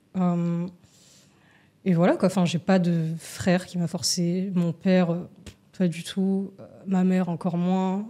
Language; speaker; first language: French; native; French